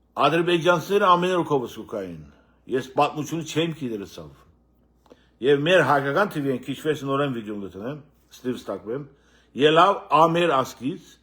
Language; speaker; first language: Armenian; early bilingual, heritage; Armenian